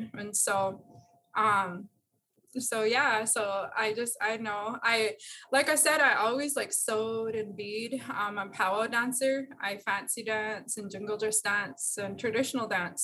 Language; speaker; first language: English; native; English